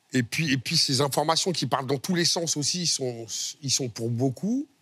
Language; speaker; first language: French; native; French